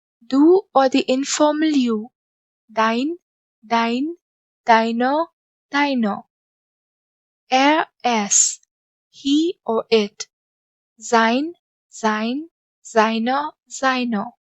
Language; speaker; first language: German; non-native, fluent; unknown